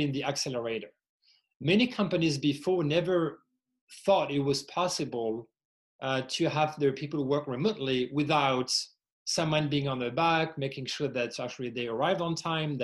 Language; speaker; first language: English; non-native, fluent; French